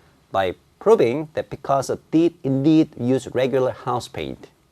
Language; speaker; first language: English; non-native, fluent; Korean